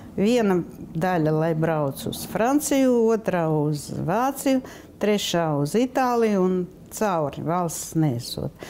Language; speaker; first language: Latvian; non-native, local second language; Russian